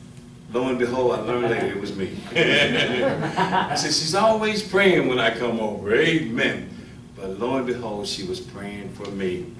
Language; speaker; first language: English; native; English